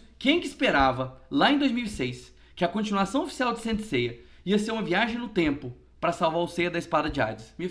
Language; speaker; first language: Portuguese; native; Portuguese